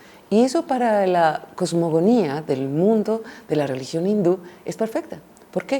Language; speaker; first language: Spanish; native; Spanish